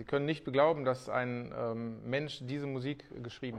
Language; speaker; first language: German; native; German